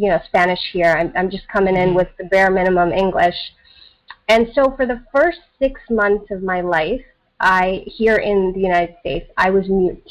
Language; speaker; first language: English; early bilingual, other home language; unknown